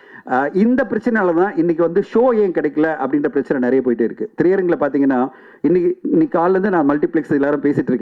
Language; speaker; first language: Tamil; native; Tamil